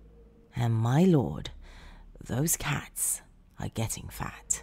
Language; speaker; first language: English; native; English